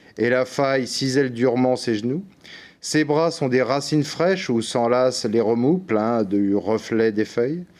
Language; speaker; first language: French; native; French